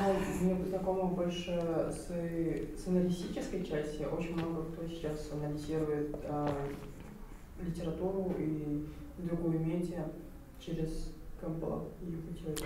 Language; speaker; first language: Russian; native; Russian